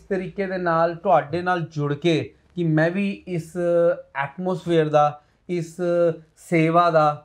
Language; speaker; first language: Punjabi; non-native, local second language; Hindi